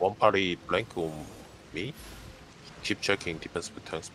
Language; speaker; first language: Korean; native; Korean